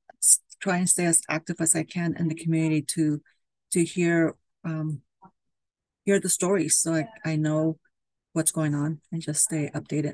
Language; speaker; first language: English; early bilingual, other home language; Spanish